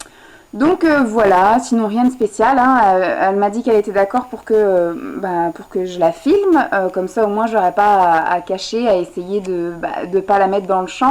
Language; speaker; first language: French; native; French